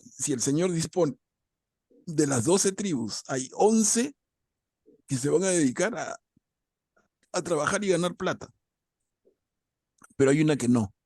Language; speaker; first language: Spanish; native; Spanish